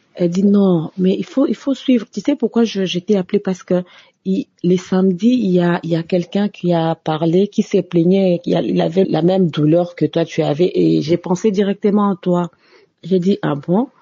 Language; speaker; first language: French; non-native, local second language; Lingala